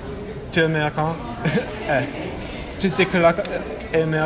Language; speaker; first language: French; non-native, learner; English